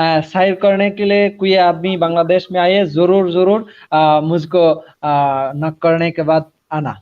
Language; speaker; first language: Hindi; non-native, learner; Bangla